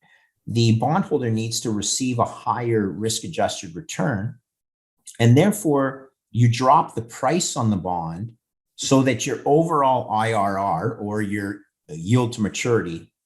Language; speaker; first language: English; native; English